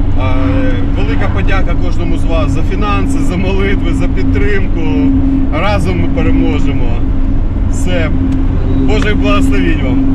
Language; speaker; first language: Ukrainian; non-native, local second language; Russian